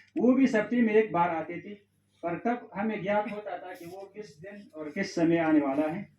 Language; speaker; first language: Hindi; non-native, fluent; Pashto